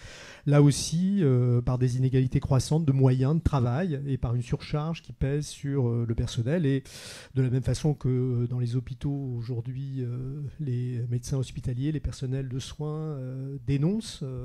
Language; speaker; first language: French; native; French